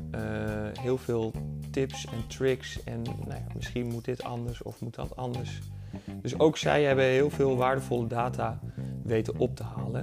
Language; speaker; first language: Dutch; native; Dutch